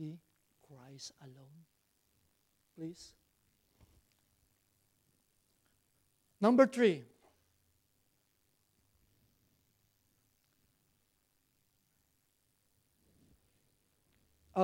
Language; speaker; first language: English; non-native, local second language; Filipino